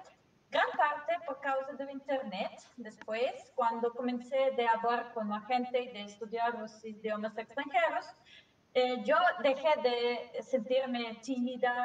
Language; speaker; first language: Spanish; non-native, fluent; Serbian